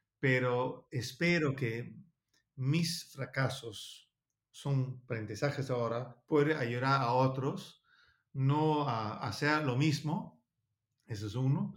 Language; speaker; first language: Spanish; non-native, learner; Danish